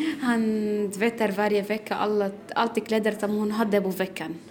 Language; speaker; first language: Swedish; non-native, learner; Arabic